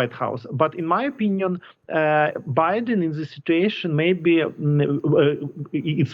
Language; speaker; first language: English; non-native, learner; Ukrainian